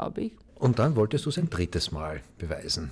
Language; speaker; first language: German; native; German